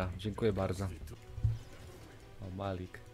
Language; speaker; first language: Polish; native; Polish